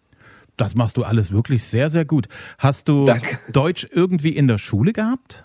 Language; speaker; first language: German; native; German